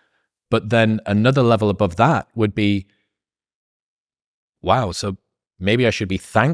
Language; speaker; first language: English; native; English